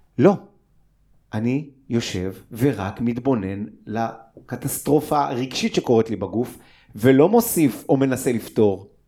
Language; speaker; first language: Hebrew; native; Hebrew